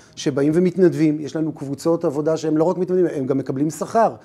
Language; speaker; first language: Hebrew; native; Hebrew